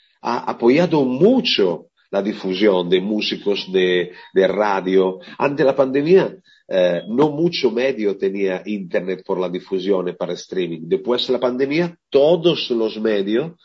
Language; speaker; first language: Spanish; non-native, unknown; Italian